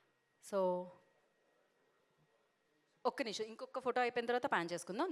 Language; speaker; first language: Telugu; native; Telugu